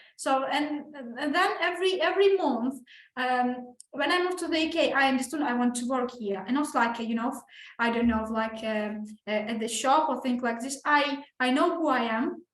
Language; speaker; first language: English; non-native, fluent; Ukrainian